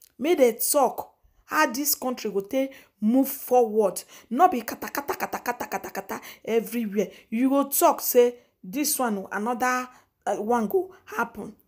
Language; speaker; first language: Nigerian Pidgin; non-native, local second language; Igbo